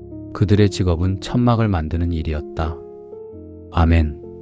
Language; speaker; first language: Korean; native; Korean